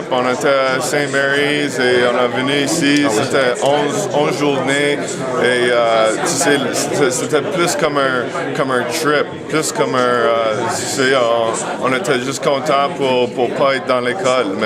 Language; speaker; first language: French; non-native, local second language; English